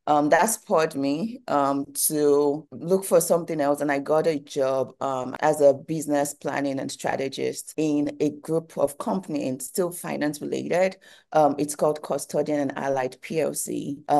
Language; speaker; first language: English; non-native, local second language; Yoruba